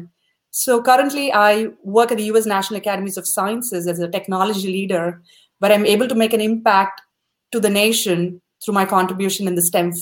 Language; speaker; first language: English; non-native, local second language; Tamil